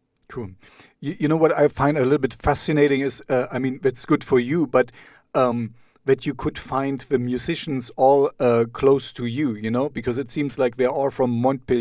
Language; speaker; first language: English; non-native, fluent; German